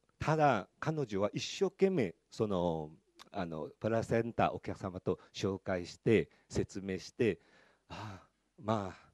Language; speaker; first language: Japanese; non-native, fluent; Chinese